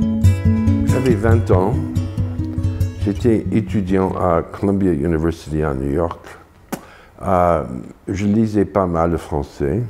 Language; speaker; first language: French; non-native, fluent; English